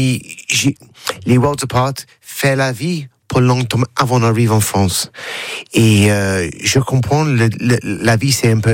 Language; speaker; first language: French; non-native, learner; English